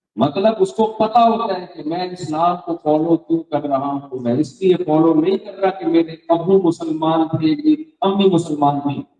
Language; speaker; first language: Urdu; native; Urdu